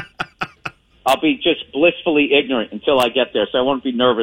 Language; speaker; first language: English; native; English